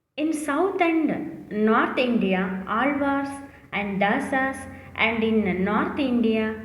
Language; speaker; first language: English; non-native, local second language; Kannada